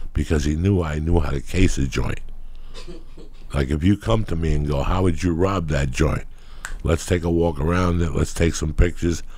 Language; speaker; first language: English; native; English